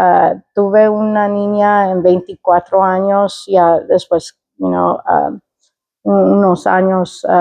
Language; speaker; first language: Spanish; early bilingual, heritage; Spanish